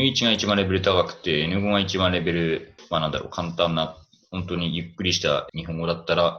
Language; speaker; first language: Japanese; native; Japanese